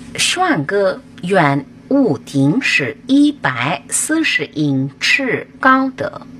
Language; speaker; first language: Chinese; non-native, fluent; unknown